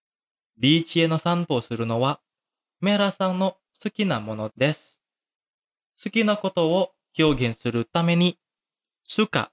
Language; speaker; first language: Japanese; non-native, fluent; Indonesian